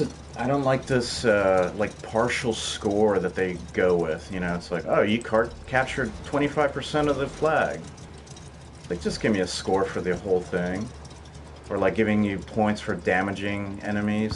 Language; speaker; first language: English; native; English